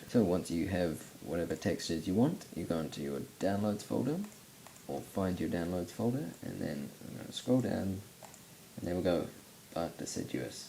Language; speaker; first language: English; native; English